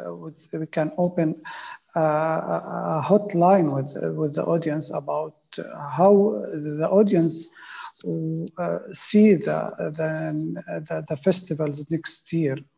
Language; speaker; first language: English; non-native, fluent; Arabic